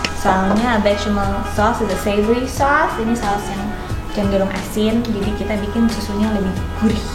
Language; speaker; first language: Indonesian; native; Indonesian